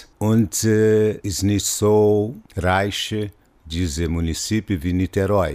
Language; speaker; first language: German; non-native, fluent; Portuguese